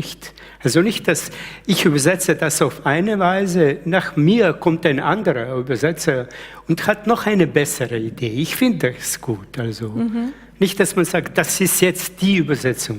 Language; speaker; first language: German; early bilingual, other home language; Slovenian